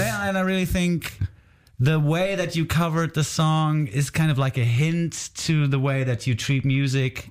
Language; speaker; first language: English; non-native, fluent; German